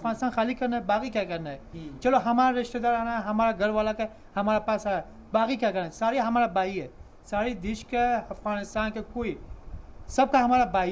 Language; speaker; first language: Hindi; non-native, learner; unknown